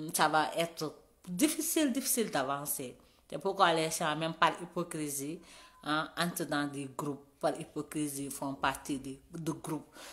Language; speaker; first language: French; non-native, local second language; Wolof